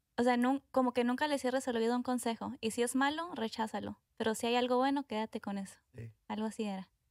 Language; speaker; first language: Spanish; early bilingual, heritage; Spanish